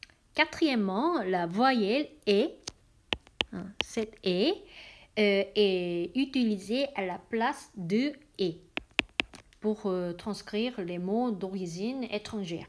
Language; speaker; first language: French; non-native, fluent; Korean